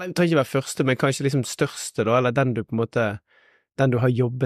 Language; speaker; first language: Norwegian; native; Norwegian